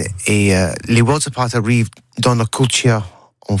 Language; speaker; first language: French; non-native, learner; English